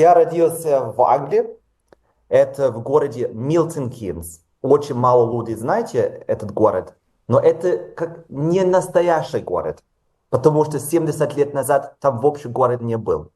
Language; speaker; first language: Russian; non-native, learner; English